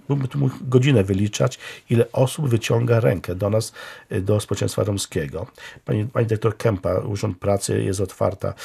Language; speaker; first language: Polish; non-native, local second language; Romany